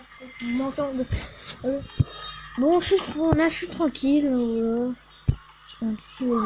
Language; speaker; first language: French; native; French